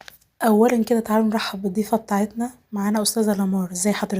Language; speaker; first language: Arabic; native; Arabic